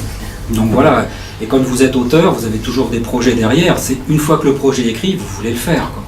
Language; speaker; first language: French; native; French